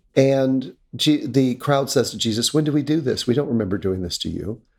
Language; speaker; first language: English; native; English